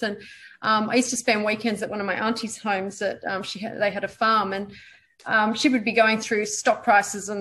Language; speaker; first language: English; native; English